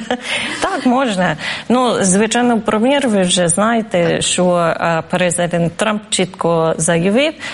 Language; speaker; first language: Ukrainian; non-native, fluent; English